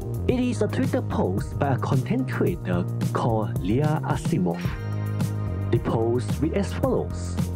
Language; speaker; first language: English; non-native, local second language; Chinese